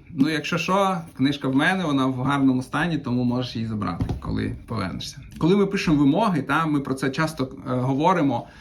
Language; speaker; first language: Ukrainian; non-native, local second language; Russian